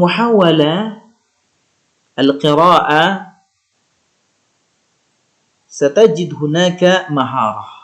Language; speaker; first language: Arabic; non-native, fluent; Indonesian